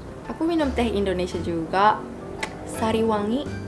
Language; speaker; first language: Indonesian; non-native, fluent; Japanese